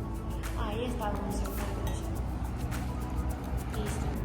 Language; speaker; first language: Spanish; non-native, fluent; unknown